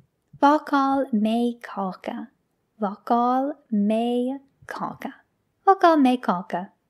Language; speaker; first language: Irish; non-native, local second language; English